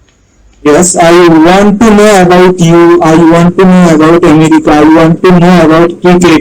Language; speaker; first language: English; non-native, learner; Bangla